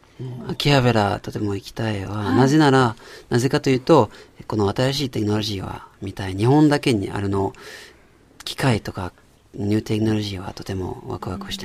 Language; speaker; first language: Japanese; non-native, learner; French